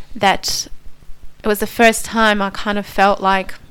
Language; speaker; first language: English; non-native, fluent; Polish